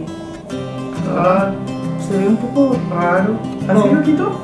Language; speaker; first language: Spanish; non-native, local second language; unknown